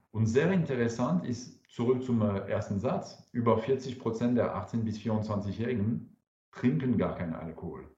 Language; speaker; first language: German; non-native, fluent; French